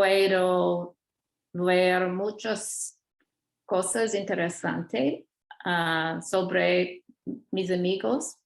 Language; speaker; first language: Spanish; non-native, learner; English